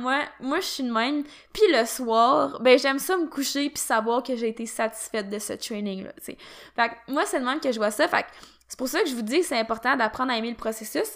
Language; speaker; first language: French; native; French